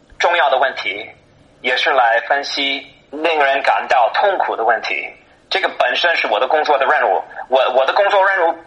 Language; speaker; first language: Chinese; non-native, fluent; English